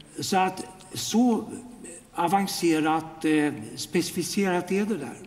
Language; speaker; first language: Swedish; native; Swedish